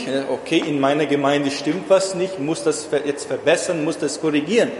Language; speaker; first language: German; non-native, fluent; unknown